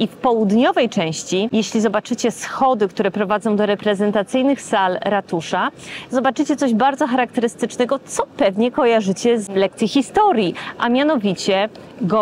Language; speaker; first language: Polish; native; Polish